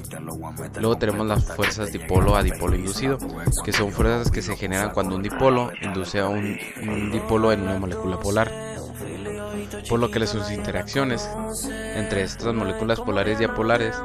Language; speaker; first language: Spanish; native; Spanish